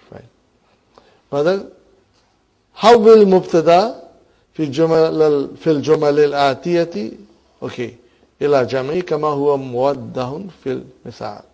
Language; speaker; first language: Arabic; non-native, fluent; Urdu